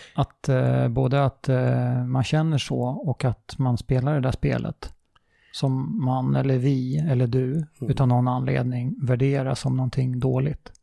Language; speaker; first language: Swedish; native; Swedish